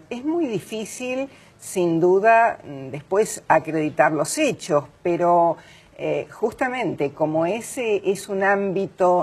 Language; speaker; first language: Spanish; native; Spanish